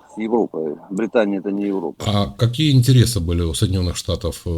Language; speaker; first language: Russian; native; Russian